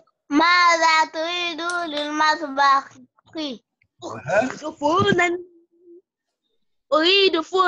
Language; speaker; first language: Arabic; non-native, learner; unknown